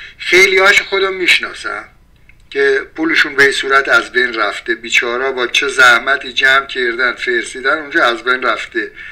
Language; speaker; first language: Persian; native; Persian